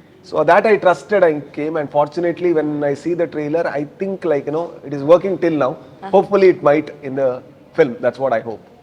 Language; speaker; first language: English; non-native, local second language; Kannada